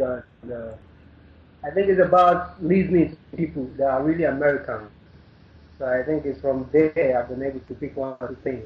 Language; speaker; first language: English; non-native, fluent; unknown